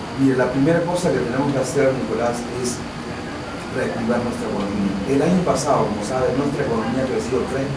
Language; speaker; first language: Spanish; non-native, local second language; Shipibo-Conibo